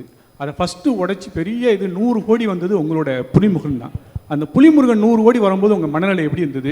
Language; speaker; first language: Tamil; native; Tamil